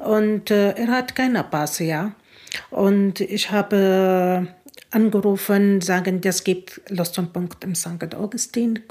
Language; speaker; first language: German; non-native, learner; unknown